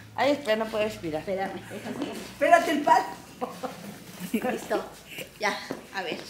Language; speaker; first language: Spanish; non-native, fluent; English